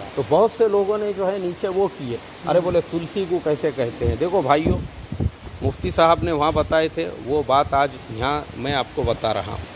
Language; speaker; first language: Hindi; native; Hindi